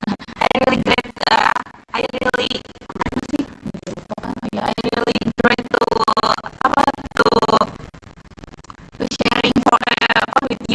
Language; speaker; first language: English; non-native, learner; Indonesian